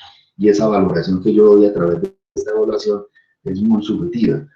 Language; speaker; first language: Spanish; native; Spanish